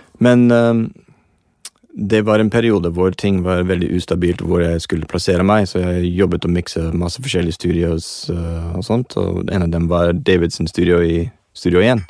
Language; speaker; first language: Norwegian; non-native, fluent; English